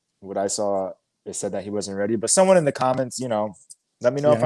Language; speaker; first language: English; native; English